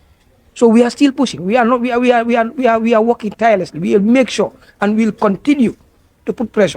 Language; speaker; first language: English; non-native, local second language; Fula